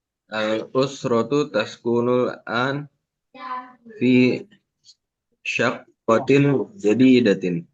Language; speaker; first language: Arabic; non-native, learner; Indonesian